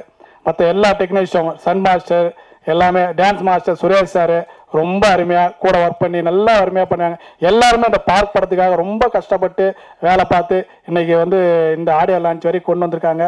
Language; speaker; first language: Tamil; native; Tamil